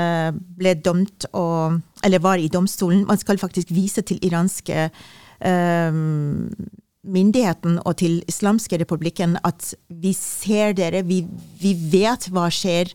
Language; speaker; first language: Norwegian; non-native, fluent; Persian